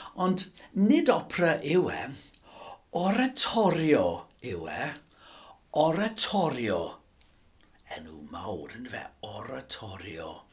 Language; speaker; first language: Welsh; native; Welsh